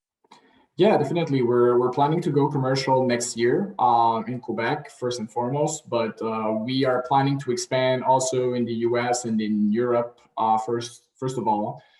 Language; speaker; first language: English; non-native, local second language; French